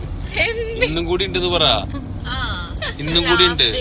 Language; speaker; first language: Malayalam; native; Malayalam